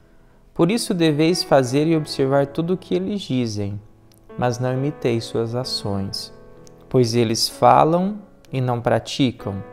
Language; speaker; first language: Portuguese; native; Portuguese